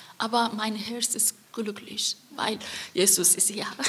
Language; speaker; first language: German; non-native, learner; Persian